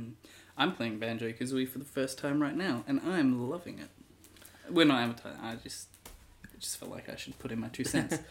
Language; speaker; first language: English; native; English